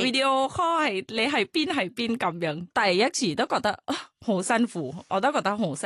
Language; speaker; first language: Cantonese; non-native, learner; Thai